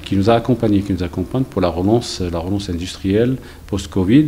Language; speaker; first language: French; non-native, local second language; Arabic